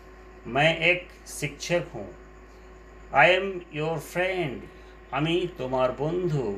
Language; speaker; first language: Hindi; non-native, local second language; Bangla